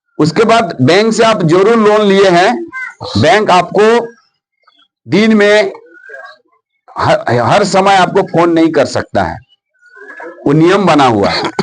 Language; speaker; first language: Hindi; non-native, local second language; Bangla